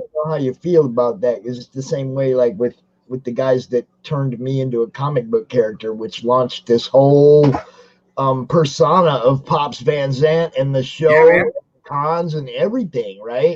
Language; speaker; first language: English; native; English